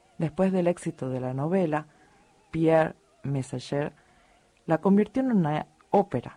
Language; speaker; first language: Spanish; native; Spanish